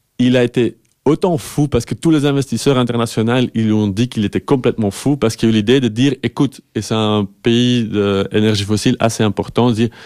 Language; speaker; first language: French; non-native, fluent; Dutch